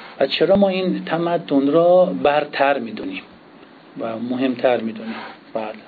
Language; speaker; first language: Persian; native; Persian